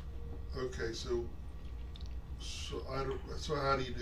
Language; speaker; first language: English; native; English